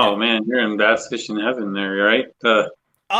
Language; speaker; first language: English; native; English